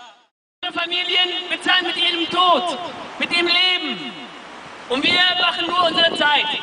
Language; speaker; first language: German; non-native, fluent; Arabic